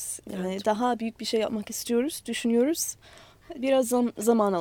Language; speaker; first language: Turkish; non-native, fluent; English